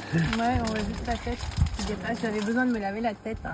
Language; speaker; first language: French; native; French